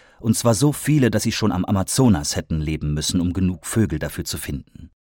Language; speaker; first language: German; native; German